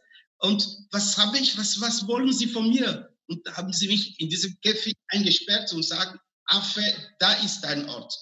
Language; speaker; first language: German; non-native, fluent; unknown